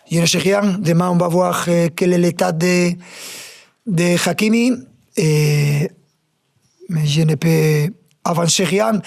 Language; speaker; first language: French; non-native, fluent; Spanish